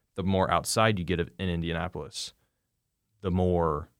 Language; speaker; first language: English; native; English